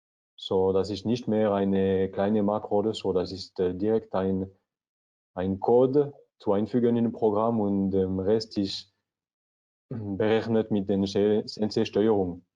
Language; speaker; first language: German; non-native, learner; French